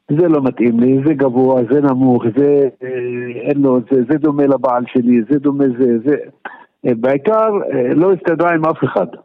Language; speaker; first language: Hebrew; non-native, local second language; Arabic